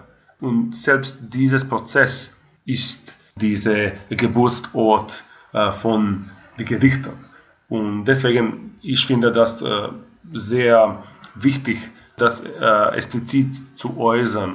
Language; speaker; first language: German; non-native, fluent; Croatian